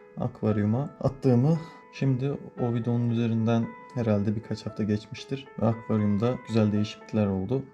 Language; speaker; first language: Turkish; native; Turkish